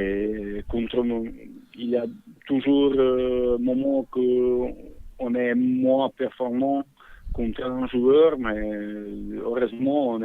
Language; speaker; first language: French; non-native, fluent; Bosnian